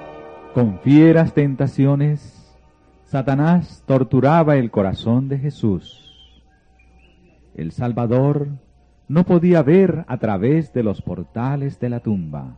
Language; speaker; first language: Spanish; native; Spanish